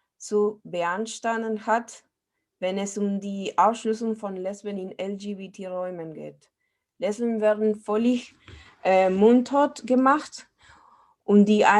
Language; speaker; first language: German; non-native, fluent; Spanish